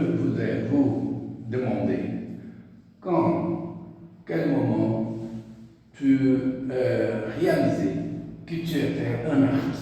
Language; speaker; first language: French; non-native, learner; Portuguese